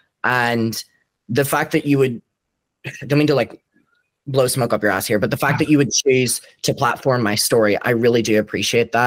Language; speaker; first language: English; native; English